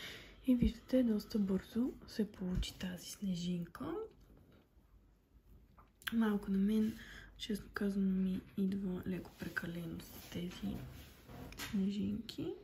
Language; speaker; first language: Bulgarian; native; Bulgarian